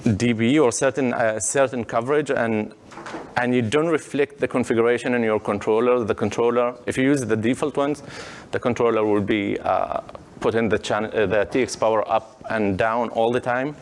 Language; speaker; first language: English; non-native, fluent; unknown